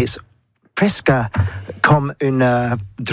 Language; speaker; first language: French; non-native, learner; English